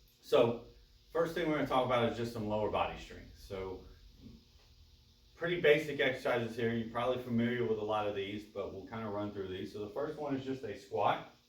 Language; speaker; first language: English; native; English